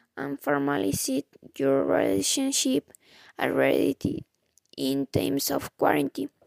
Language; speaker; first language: English; non-native, fluent; Spanish